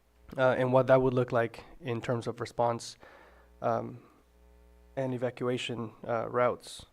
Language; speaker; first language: English; native; English